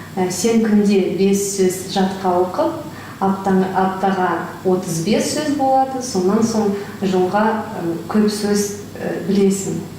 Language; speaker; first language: Kazakh; non-native, local second language; Russian